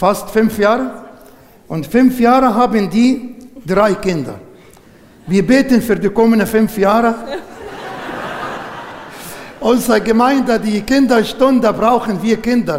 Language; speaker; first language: German; non-native, learner; Arabic